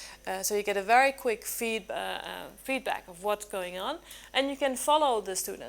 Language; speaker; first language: English; non-native, fluent; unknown